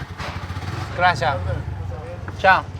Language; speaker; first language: Spanish; non-native, learner; English